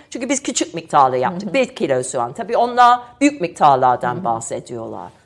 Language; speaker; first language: Turkish; non-native, fluent; English